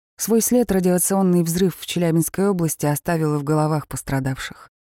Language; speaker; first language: Russian; native; Russian